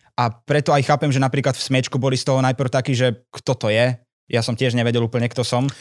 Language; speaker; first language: Slovak; native; Slovak